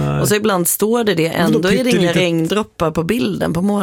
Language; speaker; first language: Swedish; native; Swedish